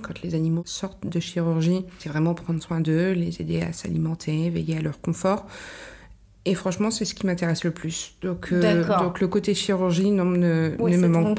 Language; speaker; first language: French; native; French